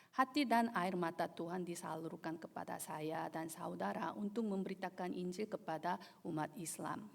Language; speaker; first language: Indonesian; non-native, fluent; Korean